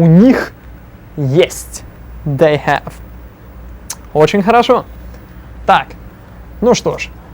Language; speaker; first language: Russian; non-native, fluent; English